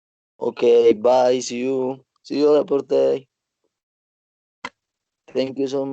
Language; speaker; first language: English; non-native, learner; Spanish